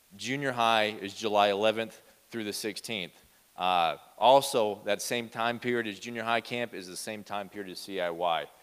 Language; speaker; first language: English; native; English